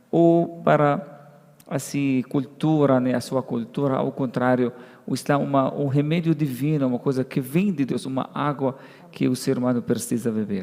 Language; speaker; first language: Portuguese; non-native, fluent; Arabic